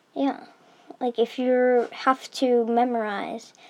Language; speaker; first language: English; early bilingual, heritage; English